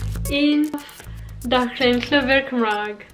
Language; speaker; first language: Welsh; non-native, learner; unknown